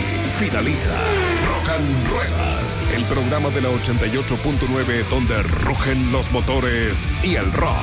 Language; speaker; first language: Spanish; native; Spanish